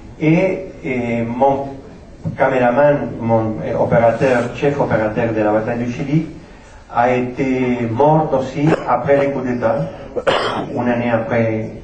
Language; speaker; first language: French; non-native, fluent; Spanish